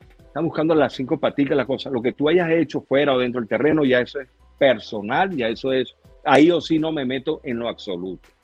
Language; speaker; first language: Spanish; native; Spanish